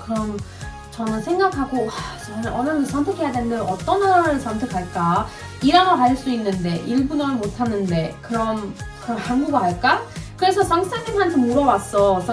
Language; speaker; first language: Korean; non-native, fluent; Persian